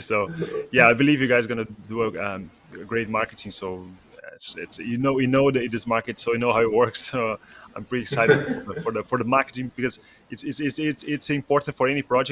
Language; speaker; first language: English; non-native, fluent; Portuguese